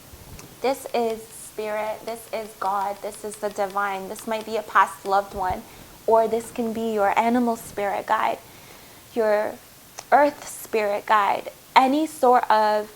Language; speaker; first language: English; native; English